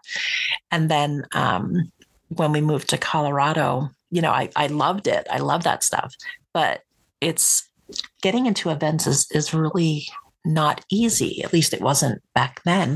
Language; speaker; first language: English; native; English